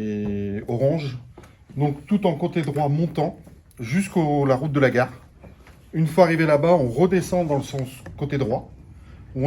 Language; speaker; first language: French; native; French